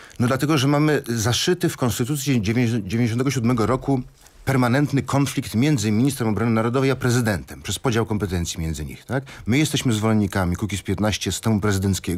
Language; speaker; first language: Polish; native; Polish